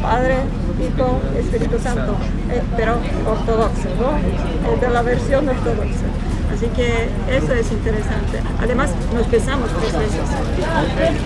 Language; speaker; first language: Spanish; non-native, fluent; Serbian